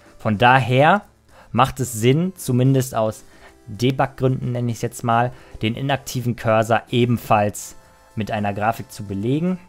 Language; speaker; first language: German; native; German